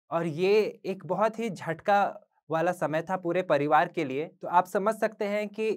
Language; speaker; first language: Hindi; native; Hindi